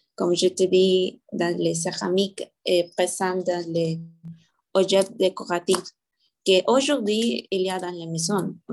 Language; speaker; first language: French; non-native, learner; Spanish